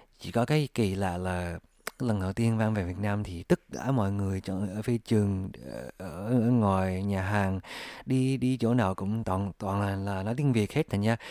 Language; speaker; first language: Vietnamese; early bilingual, heritage; English